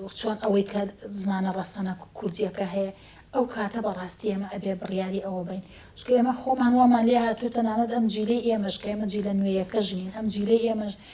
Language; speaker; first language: Central Kurdish; native; Central Kurdish